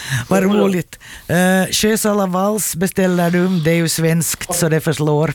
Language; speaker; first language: Swedish; native; Swedish